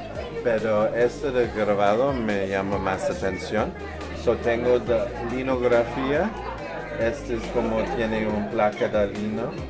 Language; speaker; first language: Spanish; non-native, learner; English